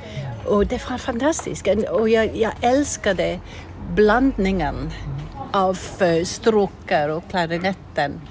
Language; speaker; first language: Swedish; non-native, fluent; English